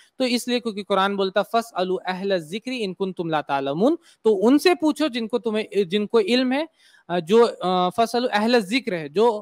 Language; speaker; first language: Hindi; native; Hindi